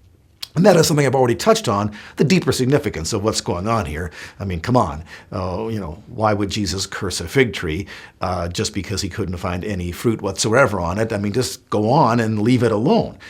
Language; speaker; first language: English; native; English